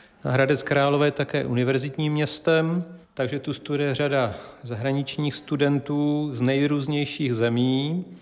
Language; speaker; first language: Czech; native; Czech